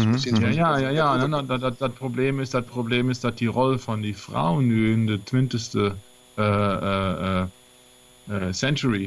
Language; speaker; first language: Dutch; non-native, learner; German